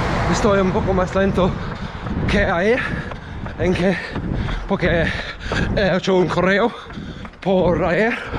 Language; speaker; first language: Spanish; non-native, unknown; English